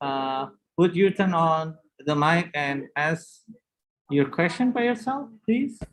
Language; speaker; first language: English; non-native, learner; Indonesian